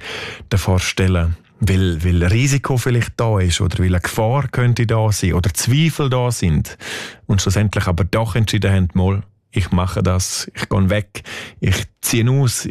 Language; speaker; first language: German; native; German